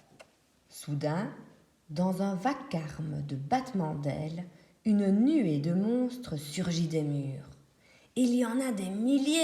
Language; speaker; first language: French; native; French